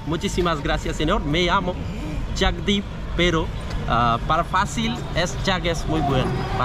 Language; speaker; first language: Spanish; non-native, learner; Hindi